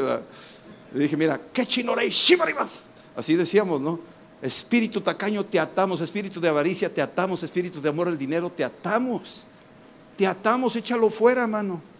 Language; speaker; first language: Spanish; native; Spanish